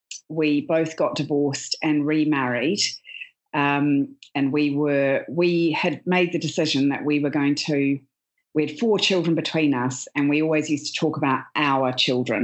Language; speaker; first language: English; native; English